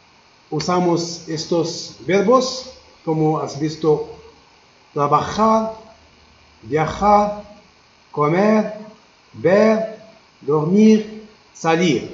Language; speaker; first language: Spanish; non-native, learner; Arabic